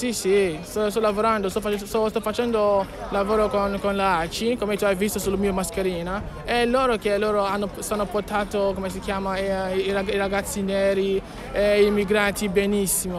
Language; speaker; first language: Italian; non-native, learner; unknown